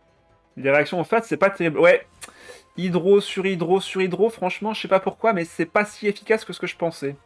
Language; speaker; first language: French; native; French